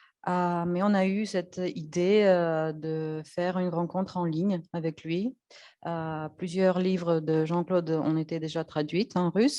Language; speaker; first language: French; non-native, fluent; Russian